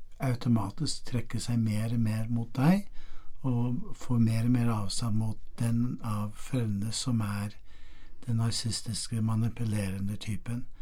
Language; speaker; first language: Norwegian; non-native, fluent; English